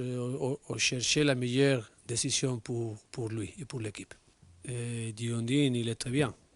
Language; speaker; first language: French; non-native, learner; Spanish